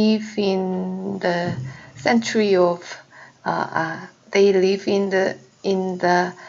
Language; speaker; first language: English; non-native, learner; Korean